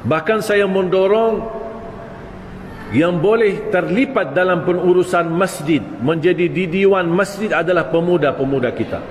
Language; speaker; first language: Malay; non-native, fluent; Arabic